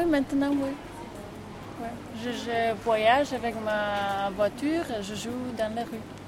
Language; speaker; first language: French; non-native, learner; Czech